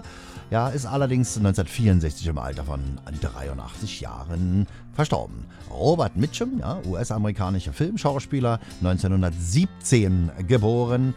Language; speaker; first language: German; native; German